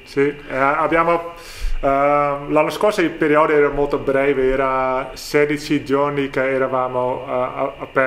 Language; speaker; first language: Italian; non-native, learner; Dutch